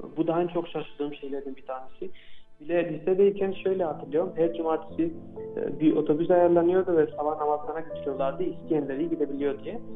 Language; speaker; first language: Turkish; non-native, fluent; Albanian